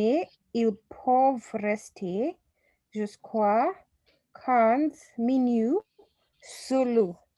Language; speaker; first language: French; non-native, learner; English